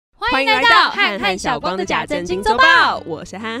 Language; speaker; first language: Chinese; native; Chinese